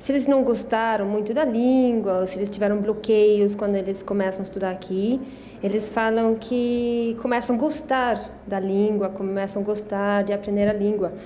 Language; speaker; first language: Portuguese; non-native, fluent; Swedish